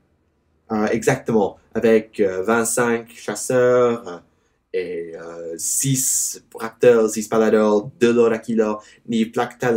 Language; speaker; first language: French; non-native, learner; English